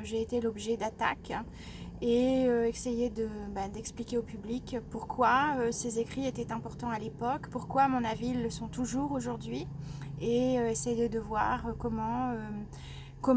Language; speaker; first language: French; native; French